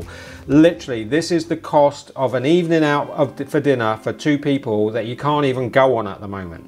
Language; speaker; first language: English; native; English